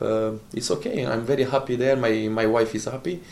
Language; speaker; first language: English; non-native, learner; Italian